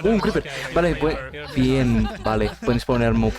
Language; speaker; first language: Spanish; native; Spanish